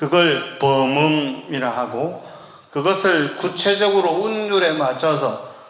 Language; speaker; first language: Korean; native; Korean